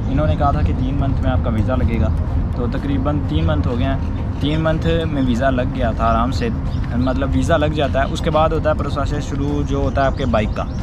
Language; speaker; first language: Urdu; non-native, local second language; Punjabi